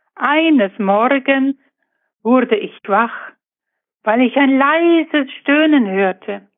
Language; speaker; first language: German; native; German